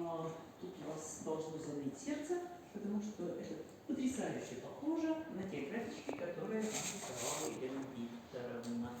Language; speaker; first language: Russian; native; Russian